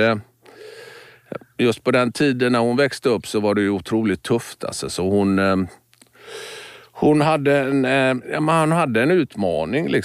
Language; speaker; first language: Swedish; native; Swedish